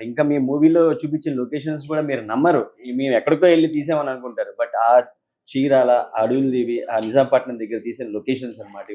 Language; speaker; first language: Telugu; native; Telugu